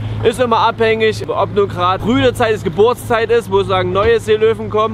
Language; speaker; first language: German; native; German